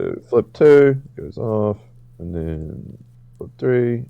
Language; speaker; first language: English; native; English